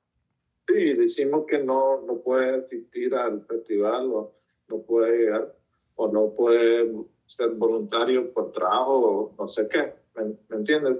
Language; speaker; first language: Spanish; early bilingual, heritage; Spanish